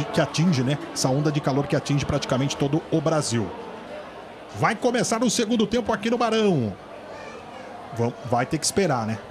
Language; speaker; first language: Portuguese; native; Portuguese